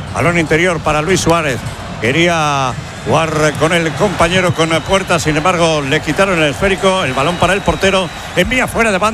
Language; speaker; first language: Spanish; native; Spanish